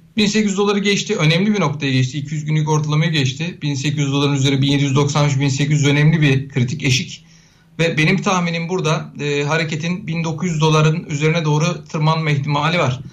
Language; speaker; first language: Turkish; native; Turkish